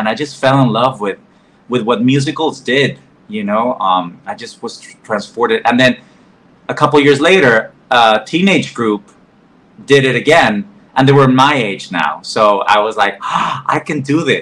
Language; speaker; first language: English; non-native, fluent; Spanish